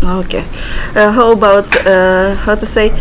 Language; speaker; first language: English; non-native, learner; Indonesian